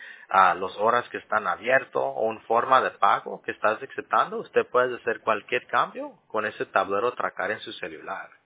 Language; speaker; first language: Spanish; early bilingual, heritage; Spanish